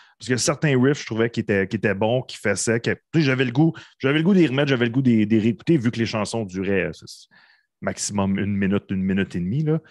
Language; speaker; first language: French; native; French